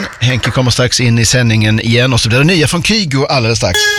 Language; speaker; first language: Swedish; native; Swedish